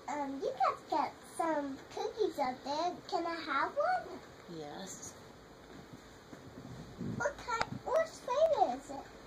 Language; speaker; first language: English; native; English